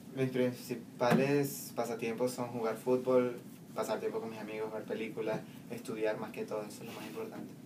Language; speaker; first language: Spanish; native; Spanish